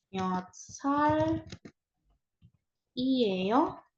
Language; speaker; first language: Korean; non-native, fluent; Indonesian